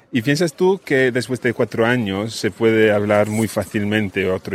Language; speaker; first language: Spanish; non-native, fluent; English